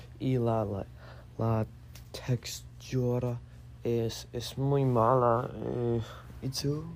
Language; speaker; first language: Spanish; non-native, learner; English